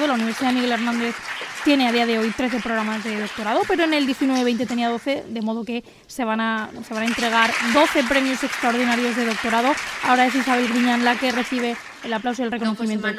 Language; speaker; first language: Spanish; native; Spanish